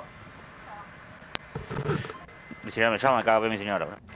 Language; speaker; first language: Spanish; native; Spanish